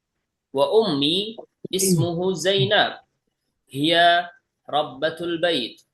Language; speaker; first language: Arabic; non-native, fluent; Indonesian